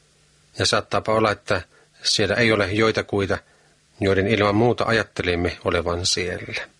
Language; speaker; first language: Finnish; native; Finnish